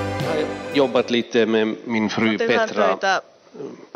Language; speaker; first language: Swedish; non-native, fluent; Finnish